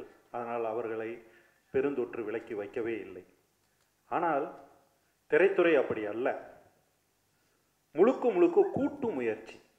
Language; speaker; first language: Tamil; native; Tamil